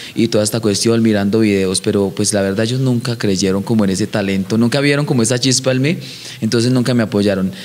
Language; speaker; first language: Spanish; native; Spanish